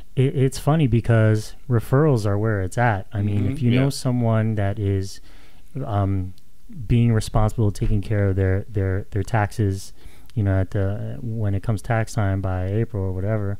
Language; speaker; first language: English; native; English